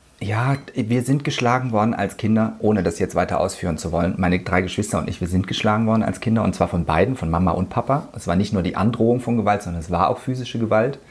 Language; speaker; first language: German; native; German